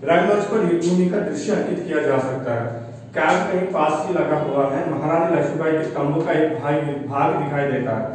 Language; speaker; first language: Hindi; non-native, local second language; Telugu